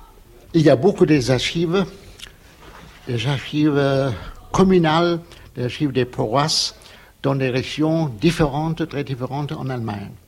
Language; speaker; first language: French; non-native, fluent; German